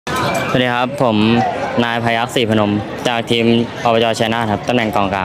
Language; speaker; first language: Thai; early bilingual, other home language; Lao